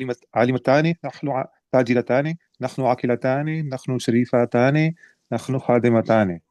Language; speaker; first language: Arabic; non-native, learner; Urdu